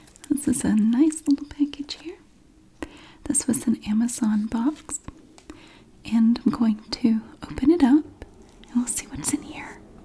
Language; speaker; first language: English; native; English